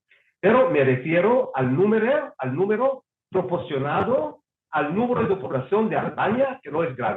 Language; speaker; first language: Spanish; non-native, fluent; Hebrew